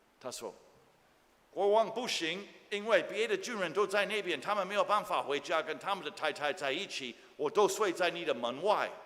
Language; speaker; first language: Chinese; non-native, fluent; English